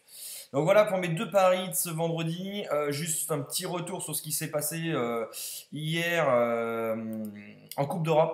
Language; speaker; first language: French; native; French